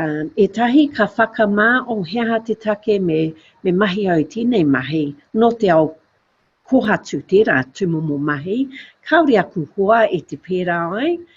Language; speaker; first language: Māori; non-native, local second language; English